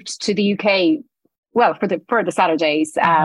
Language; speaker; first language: English; native; English